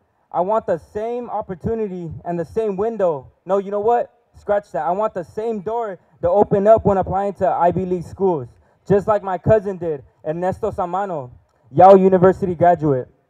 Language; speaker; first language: English; early bilingual, other home language; Spanish